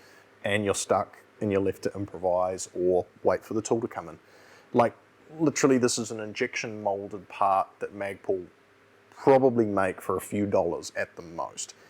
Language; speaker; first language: English; native; English